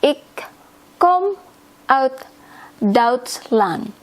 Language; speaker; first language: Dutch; non-native, learner; Indonesian